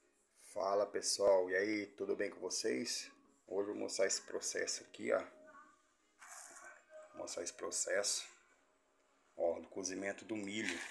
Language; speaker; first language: Portuguese; native; Portuguese